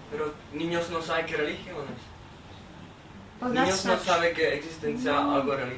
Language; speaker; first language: Spanish; non-native, learner; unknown